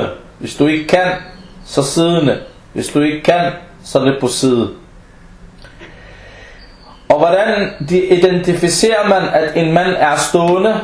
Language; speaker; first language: Danish; non-native, fluent; Arabic